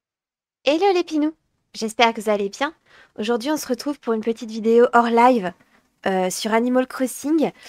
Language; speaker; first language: French; native; French